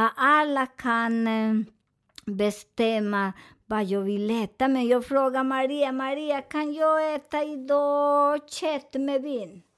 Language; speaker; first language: Swedish; non-native, fluent; Spanish